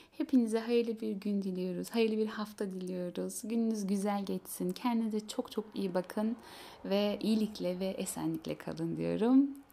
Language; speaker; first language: Turkish; early bilingual, heritage; Turkish